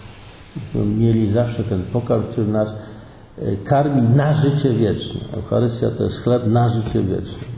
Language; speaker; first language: Polish; native; Polish